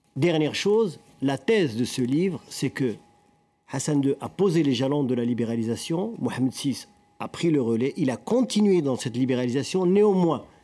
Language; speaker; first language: French; non-native, local second language; Arabic